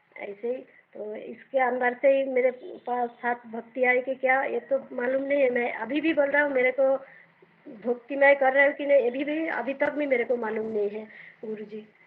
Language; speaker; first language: Hindi; non-native, local second language; Bangla